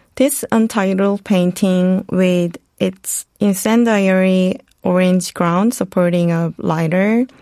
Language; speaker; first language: English; non-native, fluent; Korean